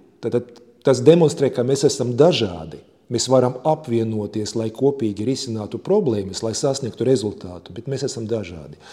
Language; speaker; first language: Latvian; non-native, local second language; Russian